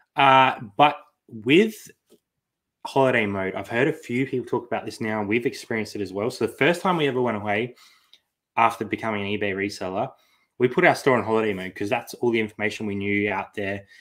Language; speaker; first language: English; native; English